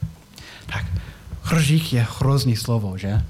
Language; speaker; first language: Czech; non-native, learner; English